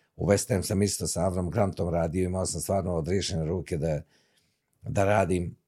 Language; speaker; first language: Serbian; native; Serbian